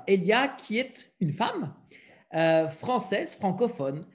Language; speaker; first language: French; native; French